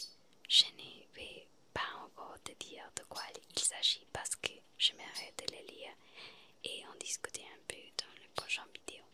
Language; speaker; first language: French; non-native, fluent; Spanish